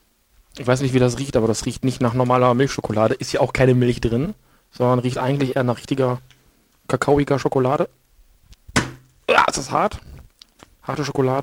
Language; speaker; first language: German; native; German